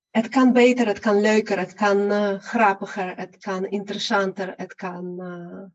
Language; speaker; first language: Dutch; non-native, fluent; Ukrainian